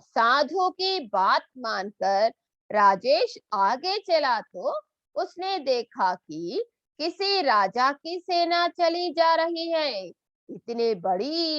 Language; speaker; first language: Hindi; non-native, local second language; Telugu